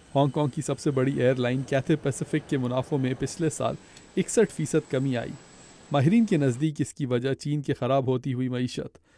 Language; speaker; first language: Urdu; native; Urdu